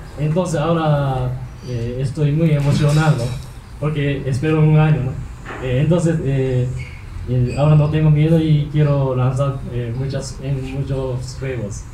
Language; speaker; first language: Spanish; non-native, learner; Japanese